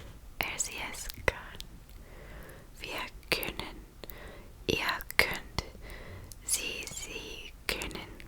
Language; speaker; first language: German; non-native, learner; English